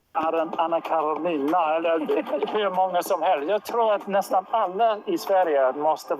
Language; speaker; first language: Swedish; non-native, fluent; English